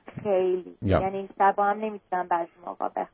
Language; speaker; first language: Persian; early bilingual, heritage; Persian